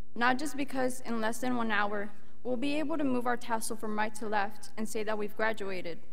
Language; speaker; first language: English; early bilingual, other home language; Spanish